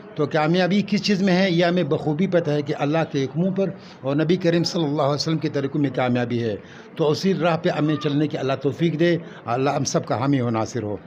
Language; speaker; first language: Urdu; non-native, local second language; Pashto